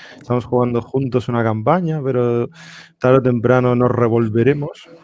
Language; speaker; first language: Spanish; native; Spanish